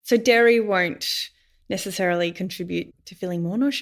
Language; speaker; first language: English; native; English